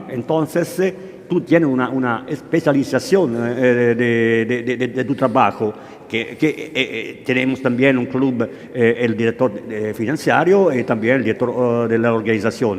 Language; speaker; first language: Spanish; non-native, learner; Italian